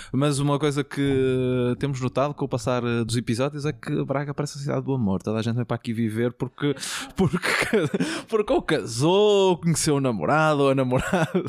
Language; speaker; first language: Portuguese; native; Portuguese